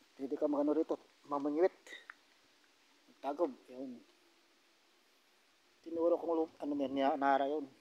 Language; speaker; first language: Filipino; native; Filipino